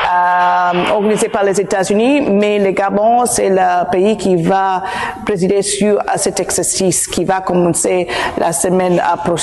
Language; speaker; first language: French; non-native, fluent; English